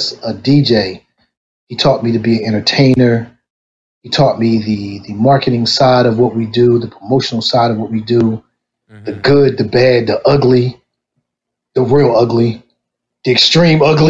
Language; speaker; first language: English; native; English